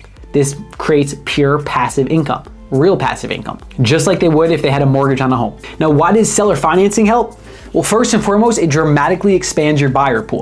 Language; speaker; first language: English; native; English